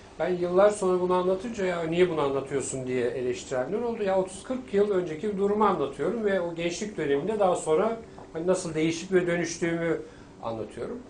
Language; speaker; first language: Turkish; native; Turkish